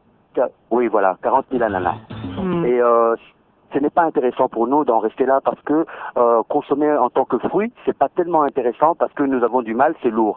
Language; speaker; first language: French; non-native, local second language; Luba-Lulua